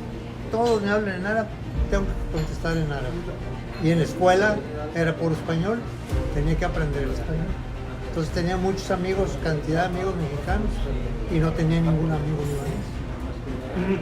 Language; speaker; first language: Spanish; non-native, local second language; Arabic